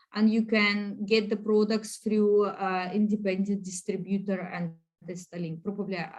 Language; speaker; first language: English; non-native, learner; Russian